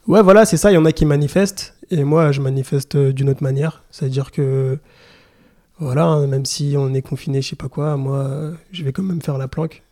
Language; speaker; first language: French; early bilingual, other home language; Lingala